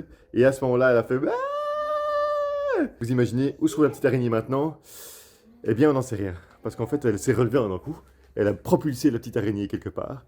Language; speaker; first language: French; native; French